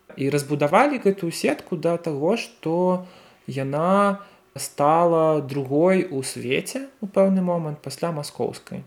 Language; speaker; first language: Belarusian; non-native, local second language; Russian